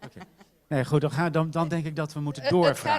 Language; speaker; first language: Dutch; native; Dutch